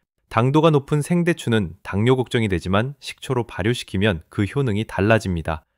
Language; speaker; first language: Korean; native; Korean